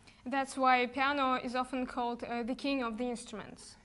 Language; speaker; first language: English; non-native, fluent; Russian